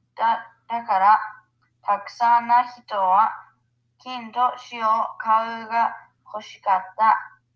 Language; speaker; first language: Japanese; non-native, learner; English